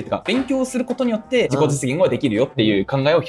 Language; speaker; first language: Japanese; native; Japanese